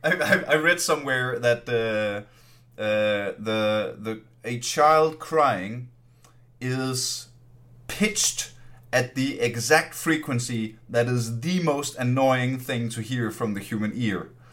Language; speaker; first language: English; non-native, fluent; Danish